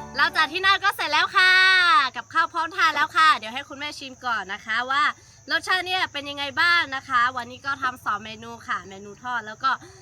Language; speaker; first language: Thai; non-native, local second language; Lahu